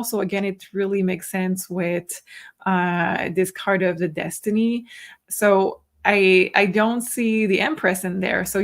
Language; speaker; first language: English; non-native, fluent; French